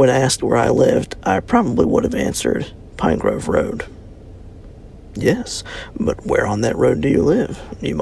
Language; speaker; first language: English; native; English